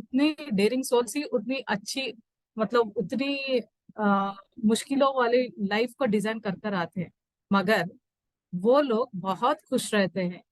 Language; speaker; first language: Hindi; native; Hindi